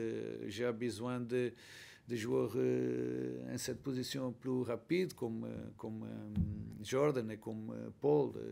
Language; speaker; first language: French; non-native, learner; Portuguese